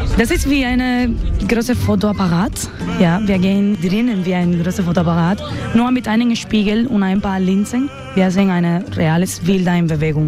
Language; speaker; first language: German; non-native, learner; Spanish